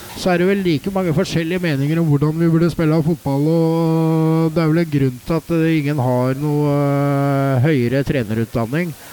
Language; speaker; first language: Norwegian; native; Norwegian